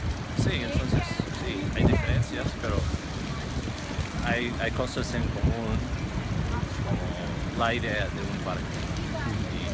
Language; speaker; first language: Spanish; non-native, fluent; English